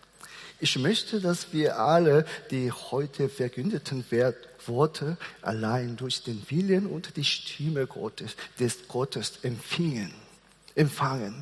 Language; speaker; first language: German; non-native, fluent; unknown